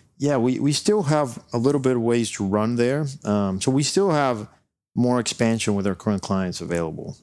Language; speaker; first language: English; non-native, local second language; Spanish